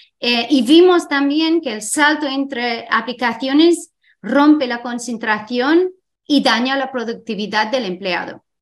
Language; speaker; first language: Spanish; non-native, fluent; English